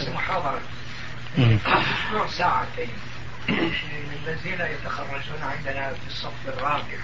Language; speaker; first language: Arabic; non-native, fluent; Turkish